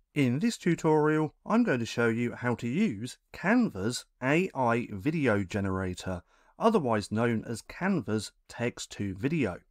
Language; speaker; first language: English; native; English